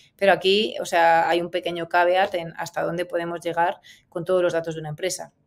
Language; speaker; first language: Spanish; native; Spanish